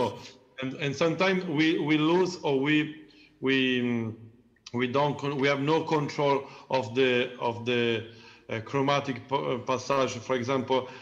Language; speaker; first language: English; non-native, learner; Italian